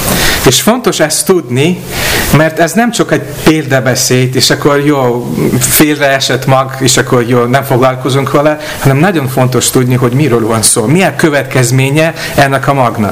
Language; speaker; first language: Hungarian; non-native, fluent; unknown